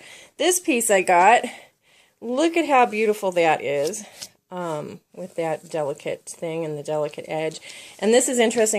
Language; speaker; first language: English; native; English